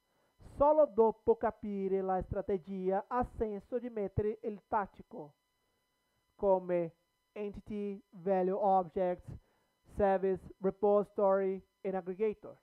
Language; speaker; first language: Italian; non-native, learner; Portuguese